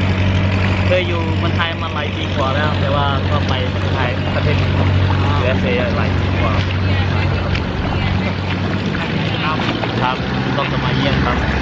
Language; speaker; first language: Thai; non-native, learner; Hmong